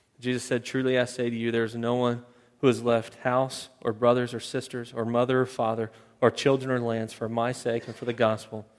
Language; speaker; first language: English; native; English